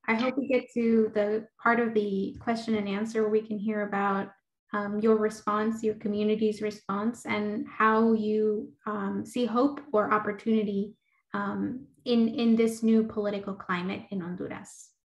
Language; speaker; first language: English; native; English